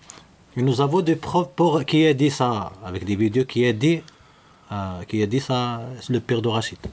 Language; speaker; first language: French; non-native, learner; Arabic